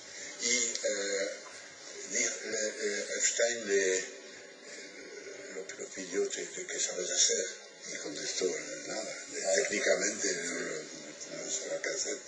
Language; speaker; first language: Spanish; non-native, fluent; French